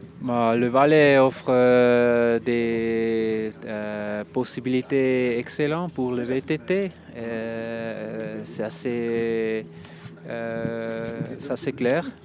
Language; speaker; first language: French; non-native, local second language; German